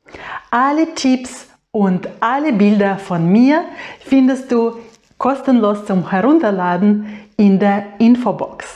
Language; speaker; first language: German; non-native, fluent; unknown